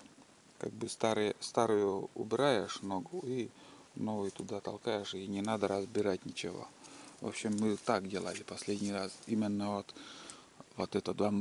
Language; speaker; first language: Russian; native; Russian